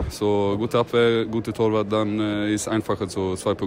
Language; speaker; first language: German; non-native, learner; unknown